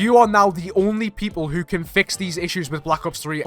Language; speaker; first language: English; native; English